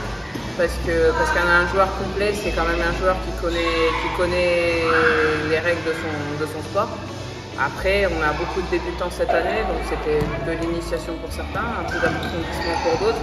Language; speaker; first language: French; native; French